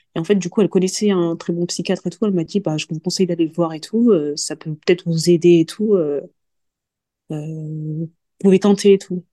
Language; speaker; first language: French; early bilingual, other home language; Mandingo